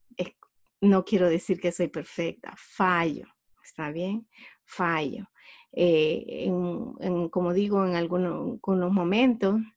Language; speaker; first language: Spanish; native; Spanish